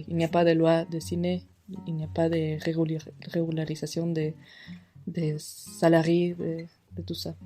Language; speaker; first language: French; non-native, fluent; Spanish